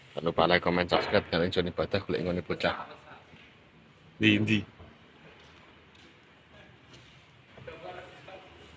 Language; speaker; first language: Indonesian; non-native, local second language; Javanese